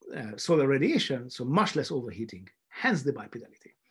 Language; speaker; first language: English; non-native, fluent; Hungarian